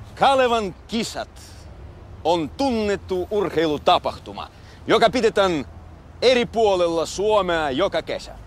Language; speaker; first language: Finnish; non-native, fluent; Russian